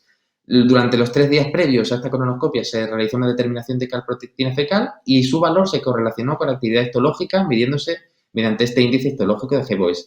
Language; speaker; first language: Spanish; native; Spanish